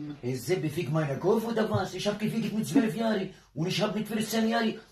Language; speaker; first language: German; non-native, learner; Arabic